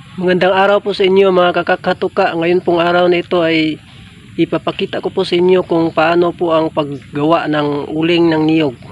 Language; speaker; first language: Filipino; non-native, local second language; Cebuano